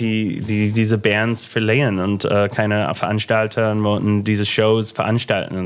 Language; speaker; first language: German; non-native, fluent; English